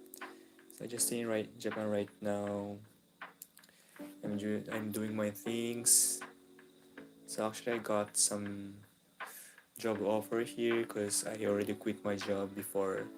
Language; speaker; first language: English; non-native, local second language; Filipino